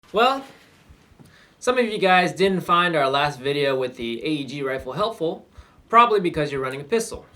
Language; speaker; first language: English; native; English